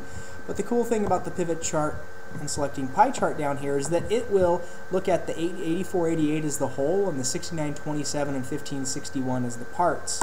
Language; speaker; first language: English; native; English